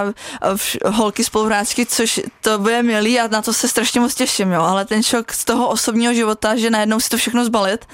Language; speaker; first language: Czech; native; Czech